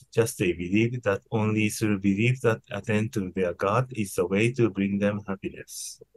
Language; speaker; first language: English; non-native, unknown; Japanese